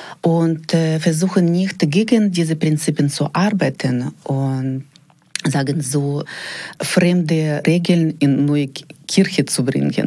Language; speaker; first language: German; non-native, fluent; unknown